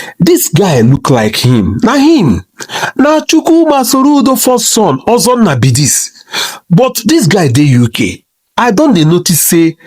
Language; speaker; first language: Nigerian Pidgin; non-native, local second language; Igbo